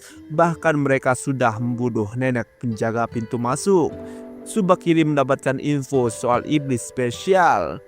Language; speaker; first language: Indonesian; native; Indonesian